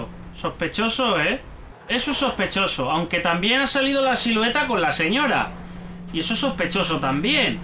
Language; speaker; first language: Spanish; native; Spanish